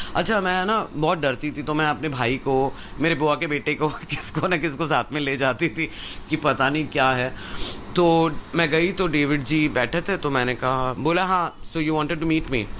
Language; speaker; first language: Hindi; non-native, local second language; Sindhi